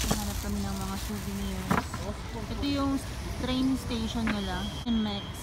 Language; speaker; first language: Filipino; native; Filipino